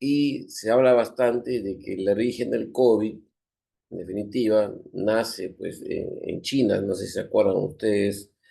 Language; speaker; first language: Spanish; native; Spanish